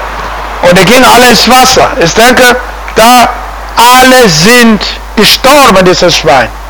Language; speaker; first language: German; non-native, fluent; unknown